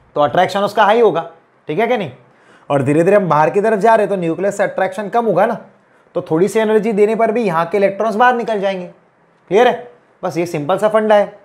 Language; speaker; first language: Hindi; non-native, local second language; Gujarati